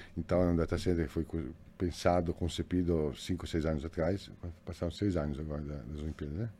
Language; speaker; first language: Portuguese; non-native, fluent; Italian